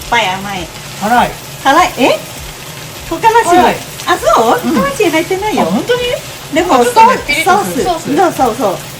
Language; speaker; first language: Japanese; non-native, learner; Thai